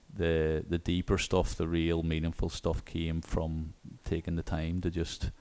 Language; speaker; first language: English; native; English